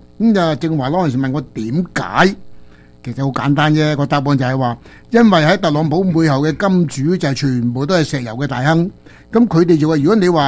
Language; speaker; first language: Chinese; native; Chinese